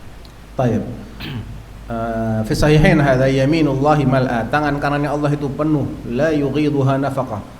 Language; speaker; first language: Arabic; non-native, fluent; Indonesian